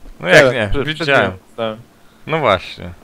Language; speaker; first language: Polish; native; Polish